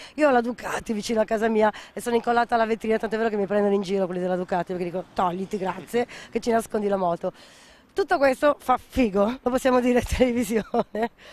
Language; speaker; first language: Italian; native; Italian